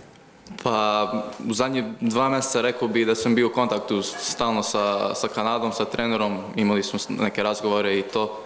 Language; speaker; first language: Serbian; early bilingual, heritage; Croatian